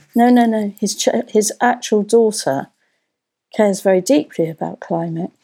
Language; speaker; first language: English; native; English